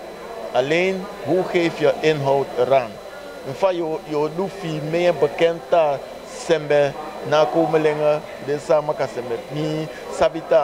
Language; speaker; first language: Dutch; non-native, local second language; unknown